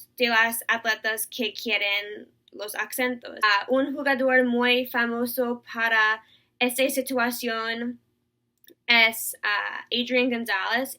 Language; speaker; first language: Spanish; non-native, learner; English